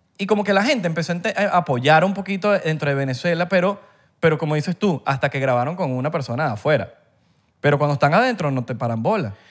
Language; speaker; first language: Spanish; native; Spanish